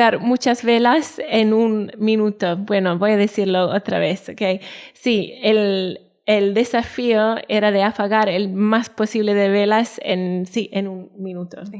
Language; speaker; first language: Spanish; non-native, fluent; Welsh